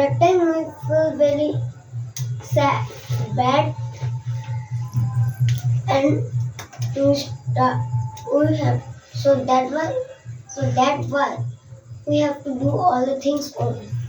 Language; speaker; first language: English; non-native, learner; Bangla